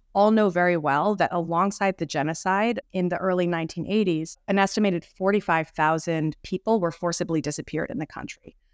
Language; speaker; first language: English; native; English